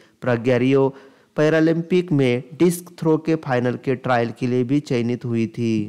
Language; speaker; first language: Hindi; non-native, local second language; Marathi